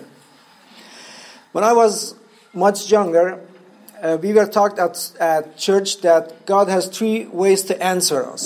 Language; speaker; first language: English; non-native, fluent; Spanish